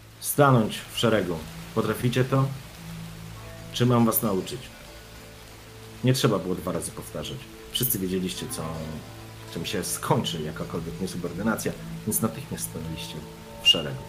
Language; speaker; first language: Polish; native; Polish